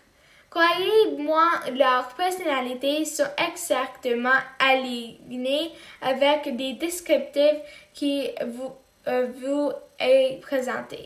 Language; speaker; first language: French; non-native, learner; English